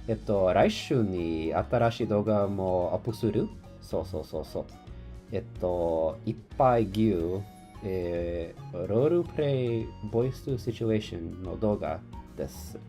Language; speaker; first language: Japanese; non-native, learner; English